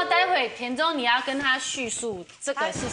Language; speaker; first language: Chinese; non-native, fluent; Thai